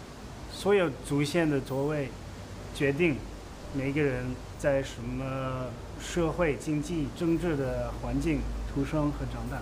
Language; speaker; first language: Chinese; non-native, fluent; Dutch